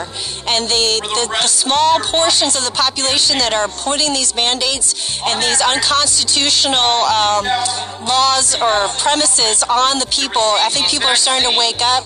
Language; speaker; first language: English; native; English